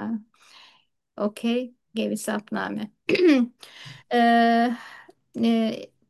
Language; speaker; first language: German; non-native, learner; Turkish